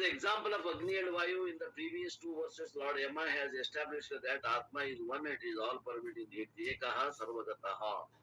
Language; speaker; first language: English; non-native, local second language; Kannada